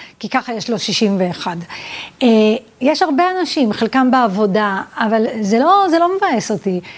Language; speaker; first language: Hebrew; early bilingual, other home language; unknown